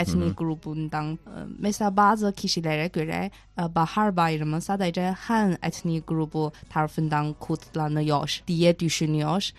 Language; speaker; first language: Turkish; non-native, fluent; Chinese